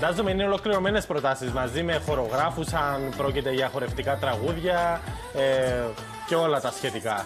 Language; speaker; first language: Greek; native; Greek